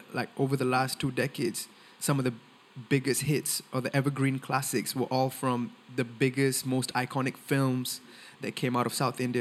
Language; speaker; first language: English; non-native, local second language; Tamil